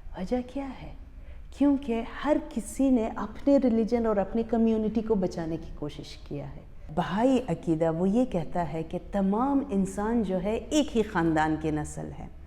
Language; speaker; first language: Urdu; early bilingual, other home language; Persian